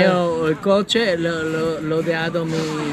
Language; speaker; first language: Spanish; non-native, learner; Italian